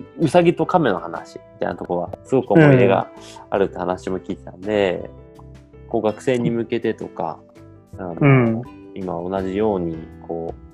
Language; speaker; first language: Japanese; native; Japanese